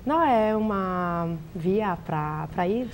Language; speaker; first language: Portuguese; non-native, learner; Italian